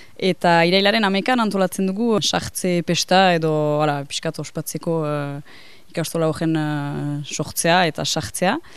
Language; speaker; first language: Basque; native; Basque